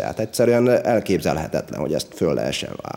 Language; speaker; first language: Hungarian; native; Hungarian